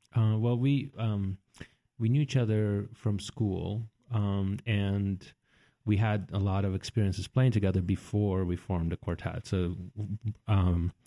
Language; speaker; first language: English; early bilingual, other home language; Russian